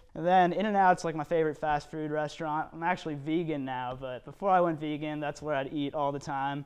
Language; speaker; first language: English; native; English